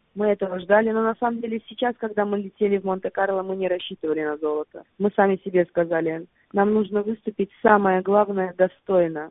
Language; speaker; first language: Russian; native; Russian